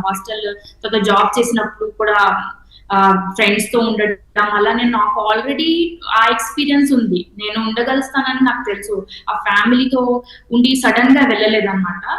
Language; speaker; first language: Telugu; non-native, local second language; Hindi